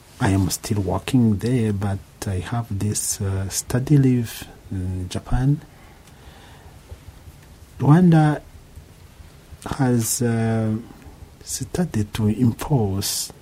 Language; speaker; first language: English; non-native, local second language; Kinyarwanda